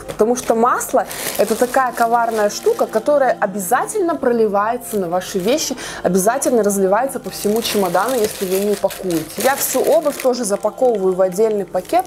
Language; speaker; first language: Russian; native; Russian